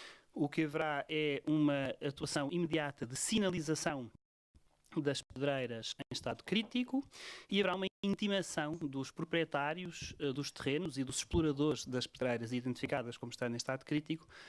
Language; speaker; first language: Portuguese; native; Portuguese